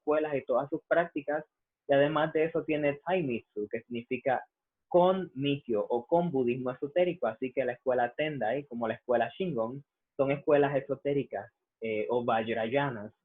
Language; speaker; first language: Spanish; native; Spanish